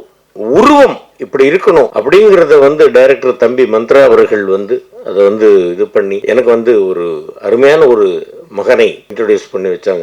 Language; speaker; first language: Tamil; native; Tamil